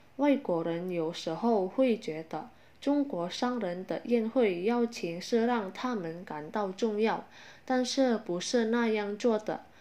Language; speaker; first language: Chinese; non-native, fluent; Indonesian